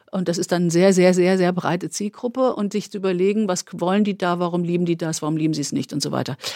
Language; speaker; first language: German; native; German